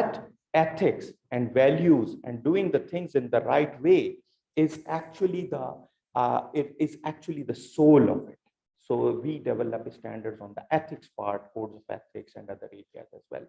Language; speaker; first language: English; non-native, local second language; Urdu